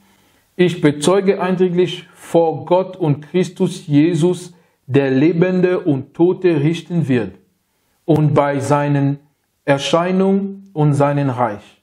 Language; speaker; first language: German; non-native, fluent; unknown